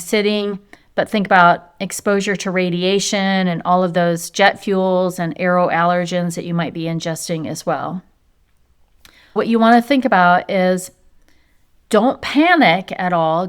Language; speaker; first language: English; native; English